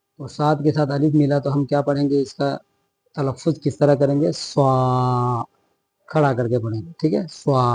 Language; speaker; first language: Urdu; native; Urdu